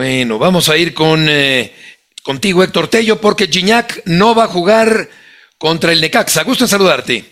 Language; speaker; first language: Spanish; native; Spanish